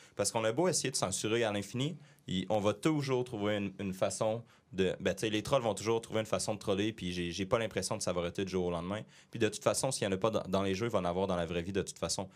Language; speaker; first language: French; native; French